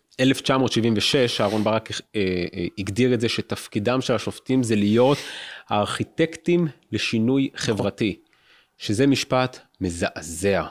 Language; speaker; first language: Hebrew; native; Hebrew